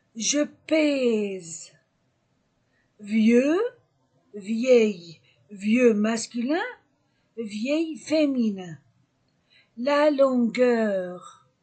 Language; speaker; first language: French; non-native, fluent; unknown